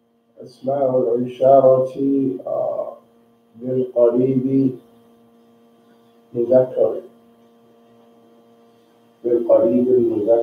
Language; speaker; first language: Arabic; non-native, learner; English